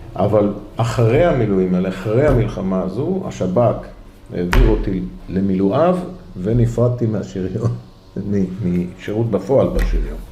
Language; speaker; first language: Hebrew; native; Hebrew